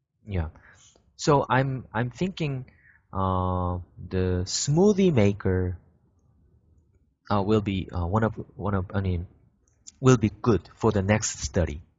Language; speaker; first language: English; non-native, learner; Korean